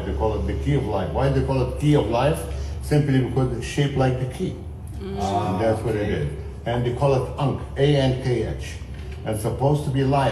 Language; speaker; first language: English; non-native, fluent; Arabic